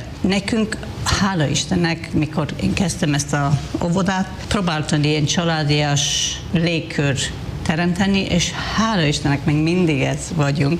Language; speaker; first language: Hungarian; non-native, fluent; Hebrew